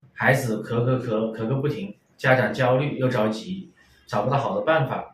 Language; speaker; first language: Chinese; native; Chinese